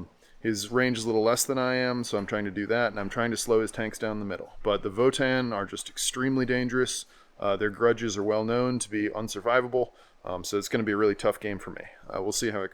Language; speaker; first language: English; native; English